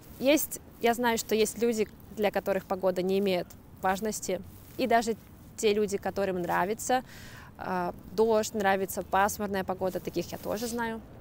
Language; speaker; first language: Russian; native; Russian